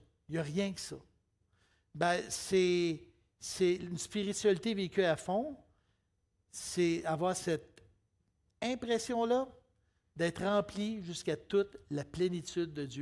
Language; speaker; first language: French; native; French